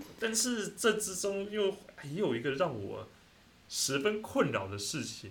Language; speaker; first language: Chinese; native; Chinese